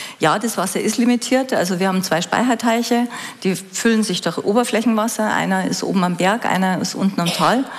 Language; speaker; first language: German; native; German